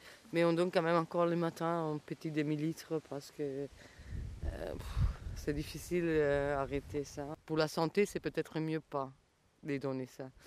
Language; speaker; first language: French; non-native, fluent; Italian